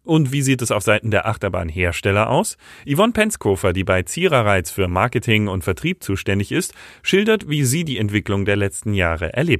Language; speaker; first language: German; native; German